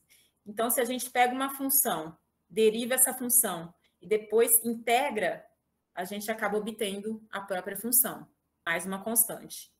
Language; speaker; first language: Portuguese; native; Portuguese